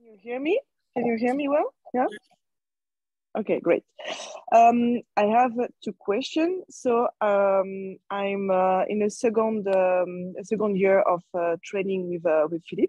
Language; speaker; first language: English; non-native, fluent; French